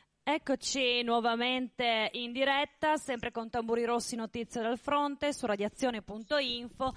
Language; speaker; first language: Italian; native; Italian